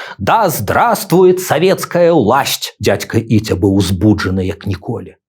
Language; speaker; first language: Belarusian; native; Belarusian